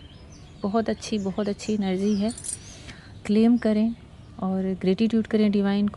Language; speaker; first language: Hindi; native; Hindi